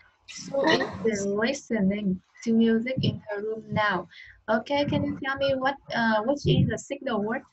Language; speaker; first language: English; non-native, learner; Vietnamese